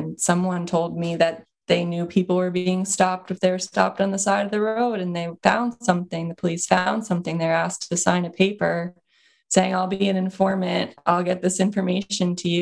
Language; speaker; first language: English; native; English